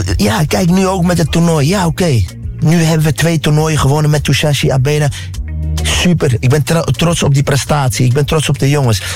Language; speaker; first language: Dutch; early bilingual, other home language; Arabic